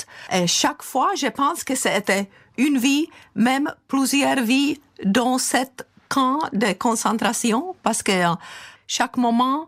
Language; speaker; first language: French; non-native, fluent; Czech